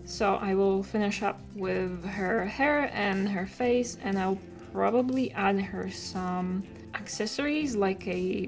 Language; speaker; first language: English; non-native, fluent; Polish